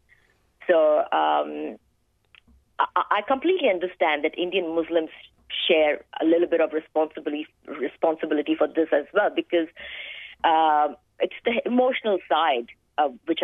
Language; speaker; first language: English; non-native, local second language; Hindi